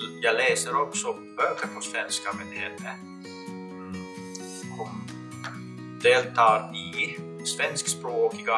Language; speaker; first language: Swedish; non-native, learner; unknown